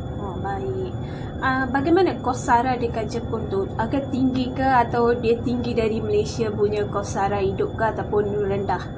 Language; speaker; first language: Malay; non-native, local second language; Tamil